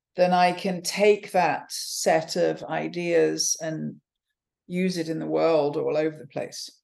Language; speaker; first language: English; native; English